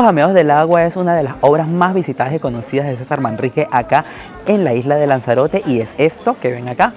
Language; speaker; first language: Spanish; native; Spanish